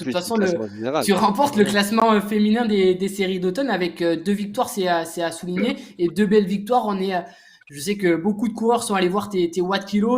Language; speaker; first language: French; native; French